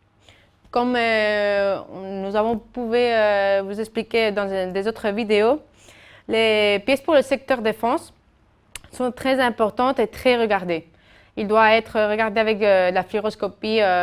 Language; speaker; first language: French; non-native, fluent; Spanish